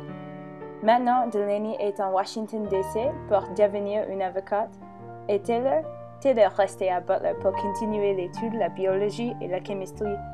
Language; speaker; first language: French; non-native, learner; English